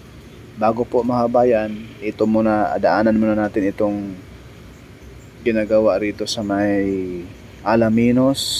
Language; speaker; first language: Filipino; native; Filipino